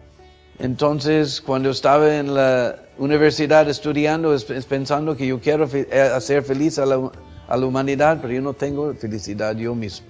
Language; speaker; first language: Spanish; non-native, fluent; English